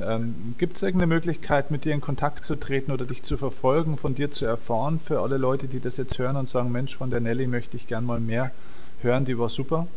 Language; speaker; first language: German; native; German